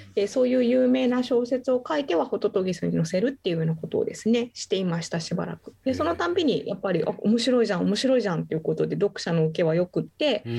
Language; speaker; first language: Japanese; native; Japanese